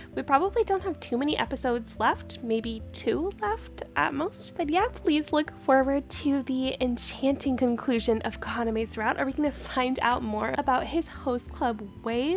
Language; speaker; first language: English; native; English